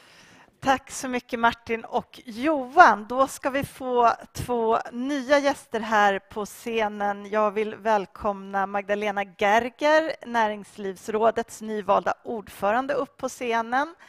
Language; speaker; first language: Swedish; native; Swedish